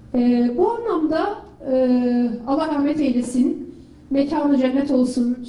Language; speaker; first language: Turkish; native; Turkish